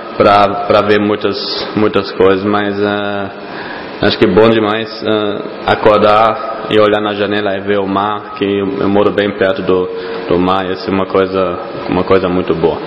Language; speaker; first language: Portuguese; non-native, fluent; German